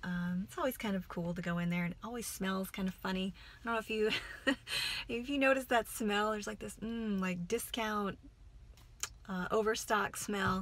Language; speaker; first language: English; native; English